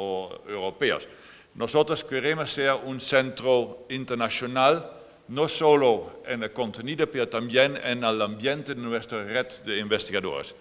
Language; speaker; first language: Spanish; non-native, fluent; Dutch